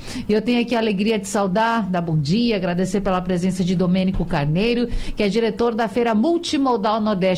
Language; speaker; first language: Portuguese; native; Portuguese